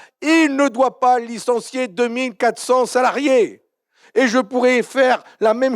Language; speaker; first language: French; native; French